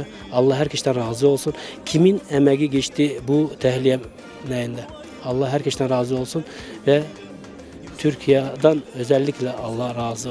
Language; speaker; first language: Turkish; early bilingual, heritage; Turkish